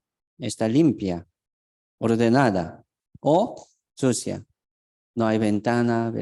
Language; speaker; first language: Spanish; non-native, fluent; Korean